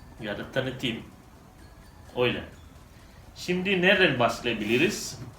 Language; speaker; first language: Turkish; non-native, fluent; Indonesian